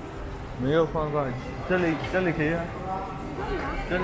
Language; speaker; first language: Chinese; non-native, learner; English